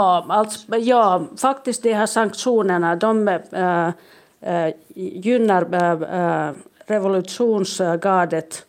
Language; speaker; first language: Swedish; non-native, local second language; Finnish